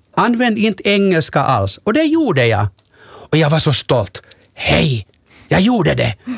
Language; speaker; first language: Swedish; non-native, local second language; Finnish